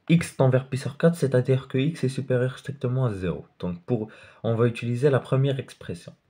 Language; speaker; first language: French; non-native, local second language; Arabic